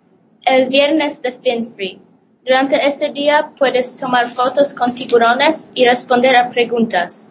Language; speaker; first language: Spanish; non-native, learner; Polish